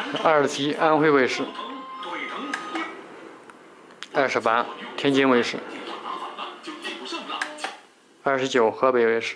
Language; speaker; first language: Chinese; native; Chinese